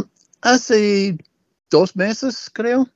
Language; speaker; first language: Spanish; non-native, learner; English